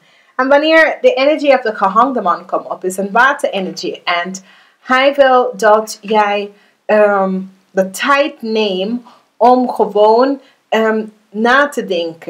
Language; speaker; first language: Dutch; non-native, learner; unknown